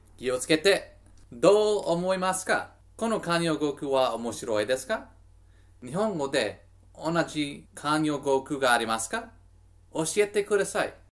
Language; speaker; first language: Japanese; non-native, learner; English